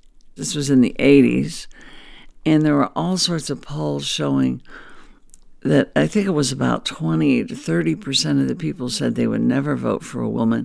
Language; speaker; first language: English; native; English